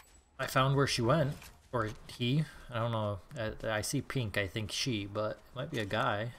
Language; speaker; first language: English; native; English